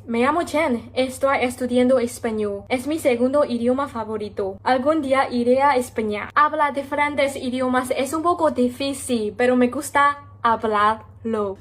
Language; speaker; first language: Spanish; non-native, learner; Burmese